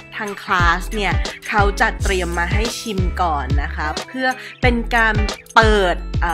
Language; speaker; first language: Thai; native; Thai